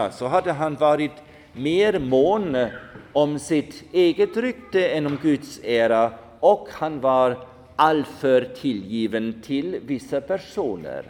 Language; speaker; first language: Swedish; non-native, fluent; German